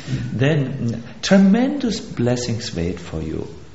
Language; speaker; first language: English; non-native, fluent; German